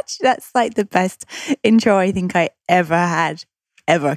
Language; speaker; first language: English; native; English